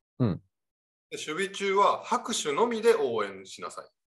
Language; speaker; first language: Japanese; native; Japanese